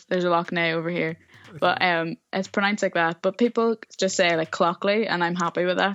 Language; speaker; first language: English; native; English